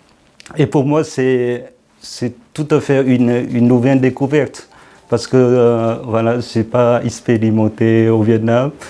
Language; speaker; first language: French; non-native, fluent; Vietnamese